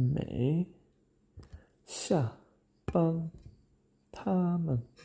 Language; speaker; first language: Chinese; non-native, learner; English